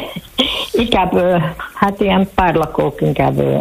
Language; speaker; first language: Hungarian; native; Hungarian